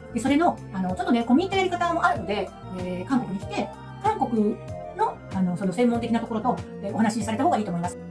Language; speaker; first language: Japanese; native; Japanese